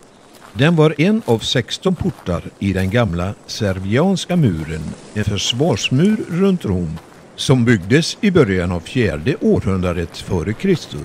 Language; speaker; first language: Swedish; native; Swedish